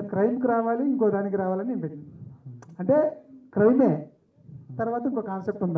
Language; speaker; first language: Telugu; native; Telugu